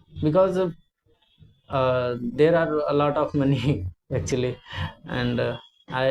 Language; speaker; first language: English; non-native, learner; Hindi